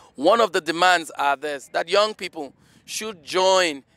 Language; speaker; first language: English; non-native, local second language; Igbo